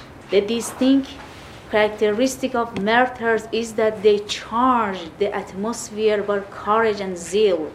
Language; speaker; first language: English; non-native, fluent; Persian